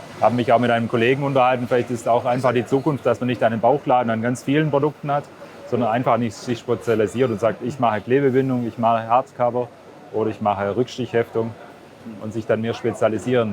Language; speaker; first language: German; native; German